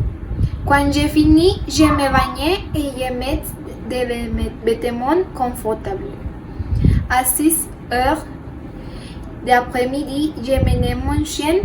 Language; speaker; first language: French; non-native, learner; Spanish